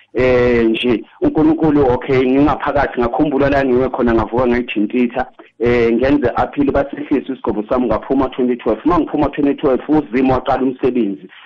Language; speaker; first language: Zulu; native; Zulu